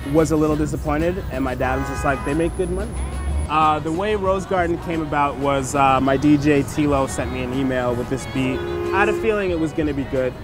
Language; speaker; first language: English; native; English